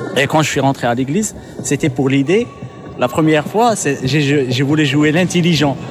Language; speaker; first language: French; non-native, local second language; Arabic